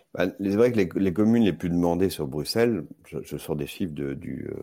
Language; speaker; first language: French; native; French